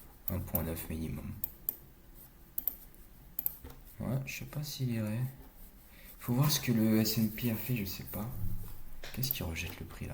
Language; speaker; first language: French; native; French